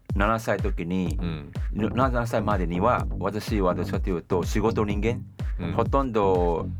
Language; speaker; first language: Japanese; non-native, fluent; Chinese